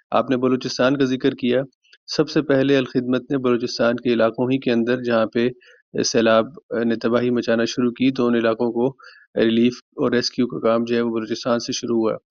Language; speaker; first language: Urdu; native; Urdu